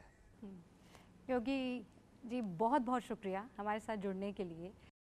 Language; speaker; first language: Hindi; native; Hindi